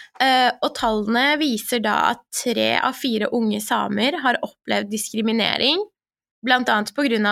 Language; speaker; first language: Norwegian; early bilingual, other home language; Persian